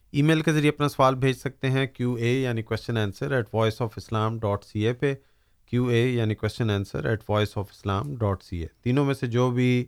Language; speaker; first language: Urdu; native; Urdu